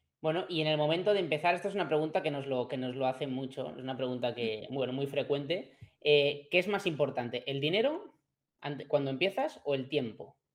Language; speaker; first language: Spanish; native; Spanish